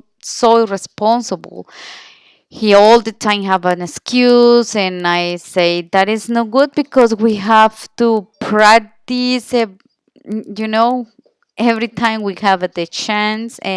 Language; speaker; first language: English; non-native, learner; Spanish